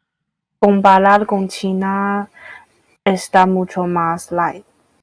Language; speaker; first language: Spanish; non-native, fluent; Chinese